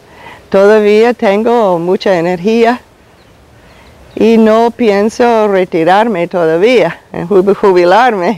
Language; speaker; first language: Spanish; non-native, fluent; English